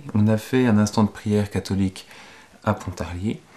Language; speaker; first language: French; native; French